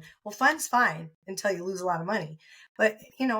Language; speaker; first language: English; native; English